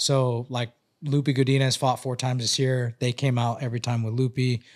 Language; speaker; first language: English; early bilingual, other home language; Spanish